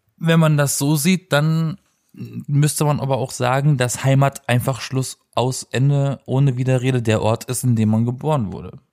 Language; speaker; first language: German; native; German